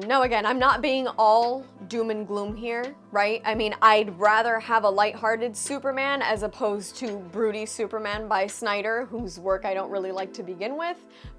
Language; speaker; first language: English; native; English